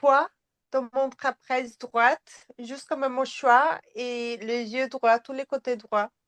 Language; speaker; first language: French; non-native, fluent; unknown